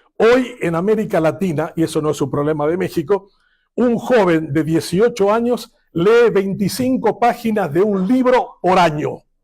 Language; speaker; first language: Spanish; non-native, local second language; Guarani